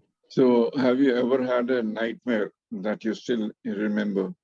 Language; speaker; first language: English; non-native, fluent; Hindi